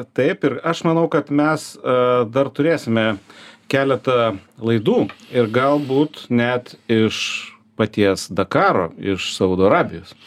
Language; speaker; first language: Lithuanian; native; Lithuanian